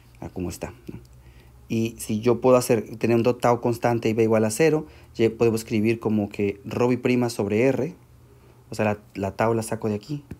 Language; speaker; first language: Spanish; native; Spanish